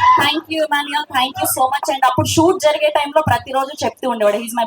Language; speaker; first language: Telugu; native; Telugu